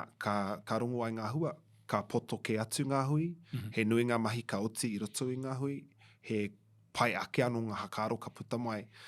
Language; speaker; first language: Māori; non-native, local second language; English